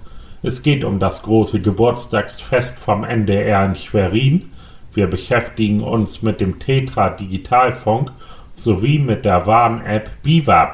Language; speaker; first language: German; native; German